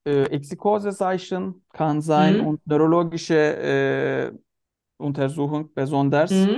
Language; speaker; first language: German; non-native, learner; Turkish